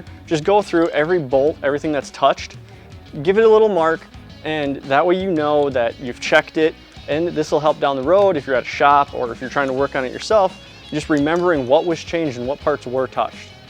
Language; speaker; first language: English; native; English